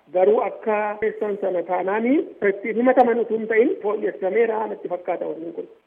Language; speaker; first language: Oromo; native; Oromo